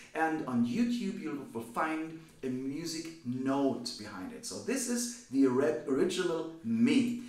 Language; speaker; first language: English; non-native, fluent; German